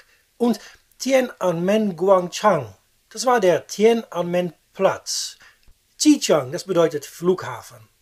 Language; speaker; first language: German; non-native, fluent; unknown